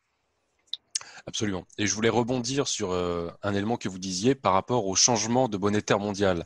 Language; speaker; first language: French; native; French